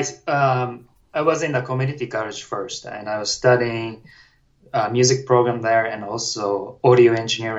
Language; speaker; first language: English; non-native, fluent; Japanese